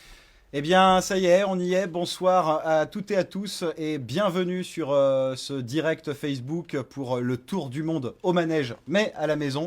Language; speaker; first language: French; native; French